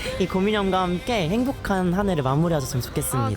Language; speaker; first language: Korean; native; Korean